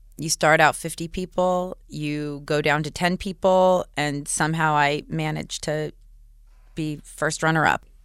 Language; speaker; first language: English; native; English